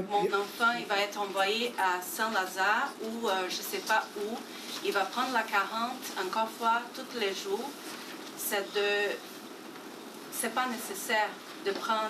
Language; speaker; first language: French; non-native, fluent; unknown